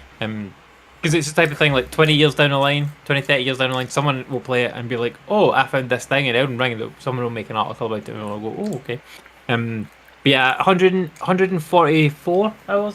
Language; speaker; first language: English; native; English